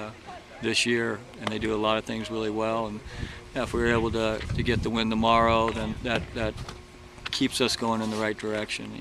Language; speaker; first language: English; native; English